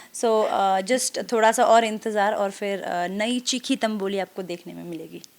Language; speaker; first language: Hindi; non-native, local second language; Marathi